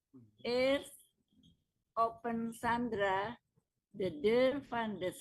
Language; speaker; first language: Dutch; non-native, learner; Indonesian